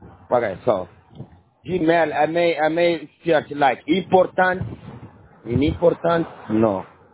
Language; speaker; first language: English; non-native, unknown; Portuguese